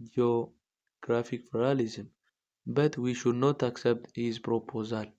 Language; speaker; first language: English; non-native, local second language; Amharic